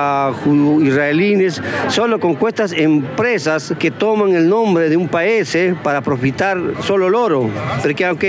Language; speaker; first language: Italian; non-native, learner; Spanish